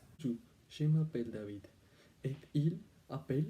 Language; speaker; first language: French; non-native, learner; Spanish